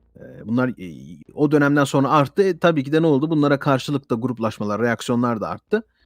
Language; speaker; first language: Turkish; early bilingual, heritage; Turkish